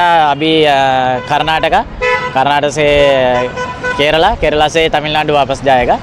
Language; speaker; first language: Hindi; non-native, learner; Sinhala